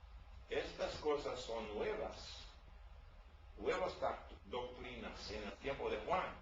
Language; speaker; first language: Spanish; non-native, learner; English